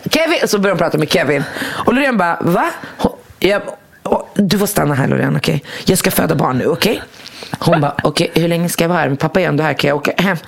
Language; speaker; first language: Swedish; early bilingual, other home language; Arabic